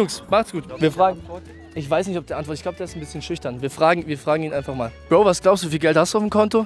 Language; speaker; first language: German; native; German